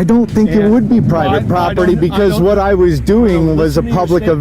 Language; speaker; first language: English; native; English